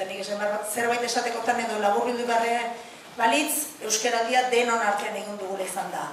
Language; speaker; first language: Basque; native; Basque